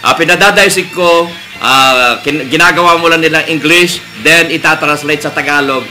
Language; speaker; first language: Filipino; native; Filipino